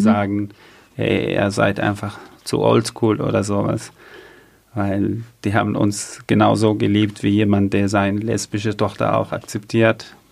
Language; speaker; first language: German; early bilingual, other home language; Arabic